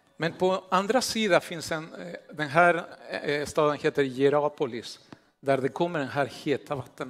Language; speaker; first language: Swedish; non-native, fluent; Spanish